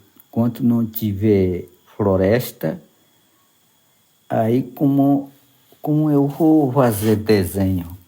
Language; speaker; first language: Portuguese; non-native, local second language; Yanomámi